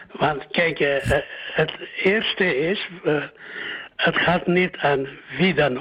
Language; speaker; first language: Dutch; early bilingual, other home language; Indonesian